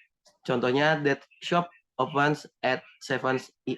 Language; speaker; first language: English; non-native, learner; Indonesian